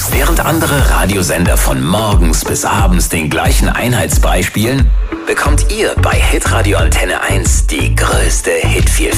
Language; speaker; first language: German; native; German